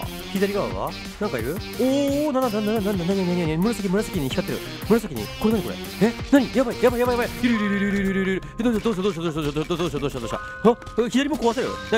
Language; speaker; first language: Japanese; native; Japanese